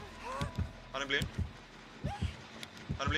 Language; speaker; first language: Swedish; native; Swedish